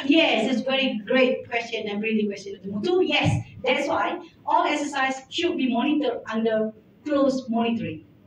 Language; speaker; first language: English; non-native, local second language; Malay